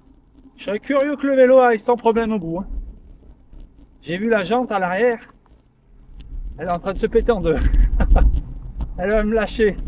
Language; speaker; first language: French; native; French